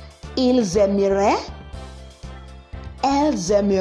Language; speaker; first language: French; non-native, learner; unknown